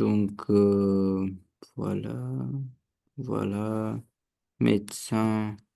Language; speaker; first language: French; non-native, learner; Romanian